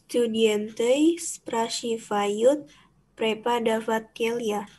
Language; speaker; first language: Russian; non-native, learner; Indonesian